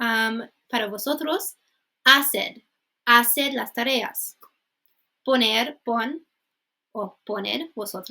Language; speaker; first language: Spanish; non-native, fluent; English